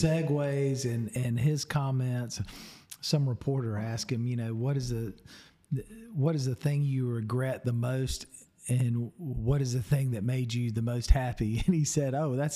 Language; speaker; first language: English; native; English